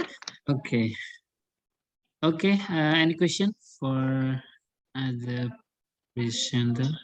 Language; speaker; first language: English; non-native, learner; Indonesian